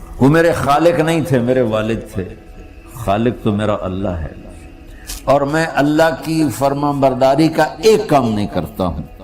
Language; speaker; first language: Urdu; non-native, local second language; Punjabi